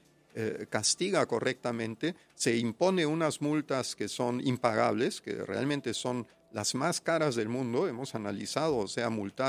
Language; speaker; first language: Spanish; non-native, fluent; German